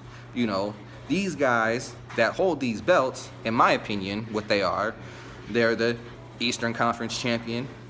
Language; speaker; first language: English; native; English